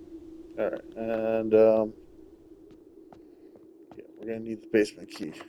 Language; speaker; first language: English; native; English